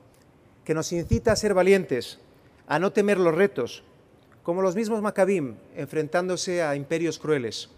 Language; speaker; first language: Spanish; native; Spanish